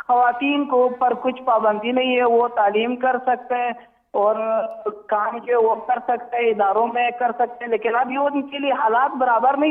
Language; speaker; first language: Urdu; non-native, fluent; Pashto